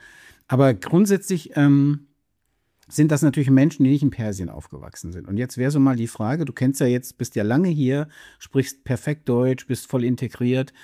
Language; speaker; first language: German; native; German